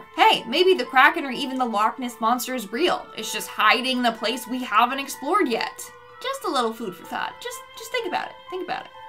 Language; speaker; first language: English; native; English